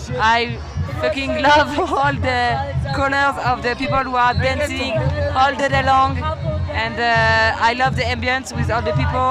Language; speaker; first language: English; non-native, learner; French